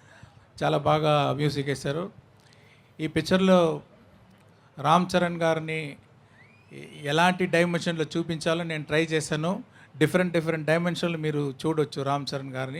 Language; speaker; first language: Telugu; non-native, learner; Tamil